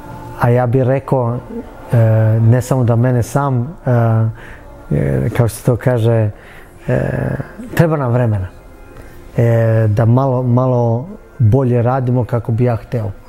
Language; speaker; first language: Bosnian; early bilingual, heritage; Bosnian